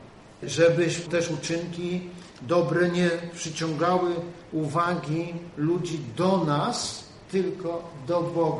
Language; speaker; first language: Polish; native; Polish